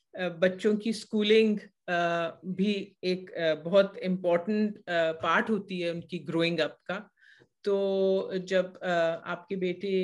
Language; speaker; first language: Urdu; native; Urdu